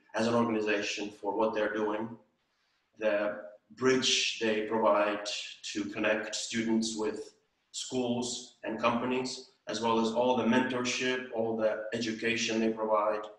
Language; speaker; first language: English; non-native, fluent; Estonian